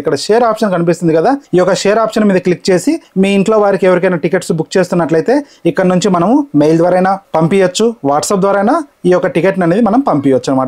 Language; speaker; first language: Telugu; native; Telugu